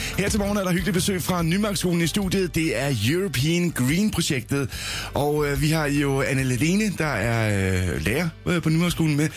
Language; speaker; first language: Danish; native; Danish